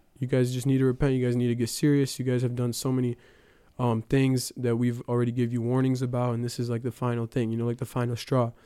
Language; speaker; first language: English; early bilingual, other home language; Ukrainian